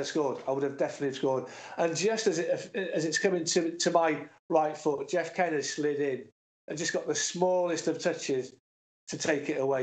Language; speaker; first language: English; native; English